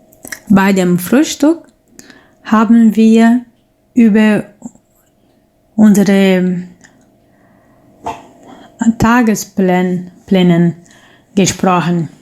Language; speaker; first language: German; non-native, learner; Portuguese